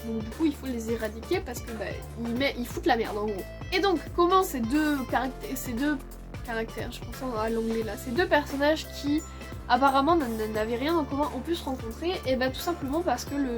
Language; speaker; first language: French; native; French